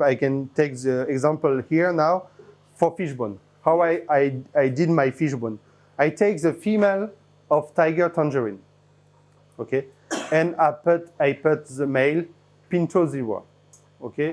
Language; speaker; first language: English; non-native, fluent; French